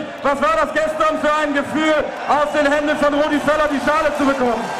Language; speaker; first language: German; native; German